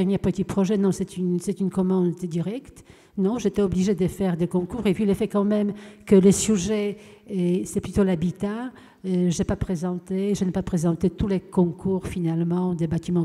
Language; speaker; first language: French; non-native, fluent; Polish